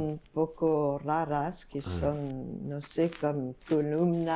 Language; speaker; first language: Spanish; non-native, fluent; French